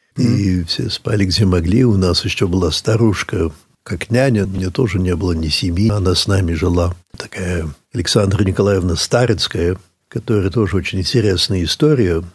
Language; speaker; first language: Russian; early bilingual, heritage; English